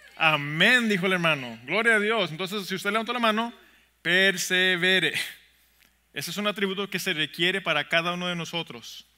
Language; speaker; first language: Spanish; early bilingual, heritage; Spanish